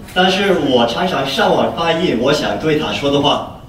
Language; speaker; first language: Chinese; non-native, learner; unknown